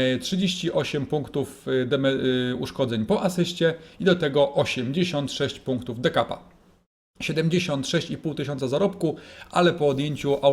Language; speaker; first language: Polish; native; Polish